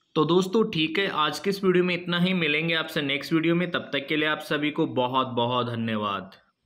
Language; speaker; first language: Hindi; native; Hindi